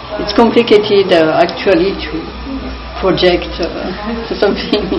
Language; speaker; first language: English; non-native, learner; French